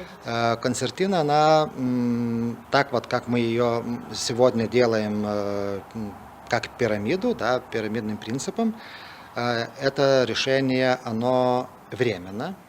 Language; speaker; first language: Russian; non-native, fluent; Lithuanian